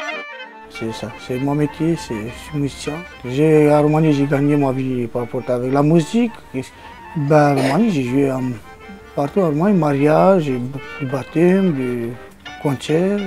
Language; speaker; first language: French; non-native, learner; Romanian